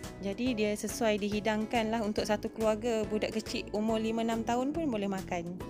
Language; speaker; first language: Malay; native; Malay